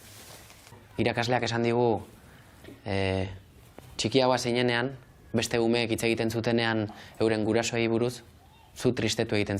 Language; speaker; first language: Basque; native; Basque